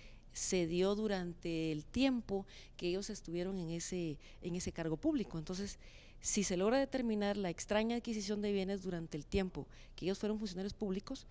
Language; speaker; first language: Spanish; native; Spanish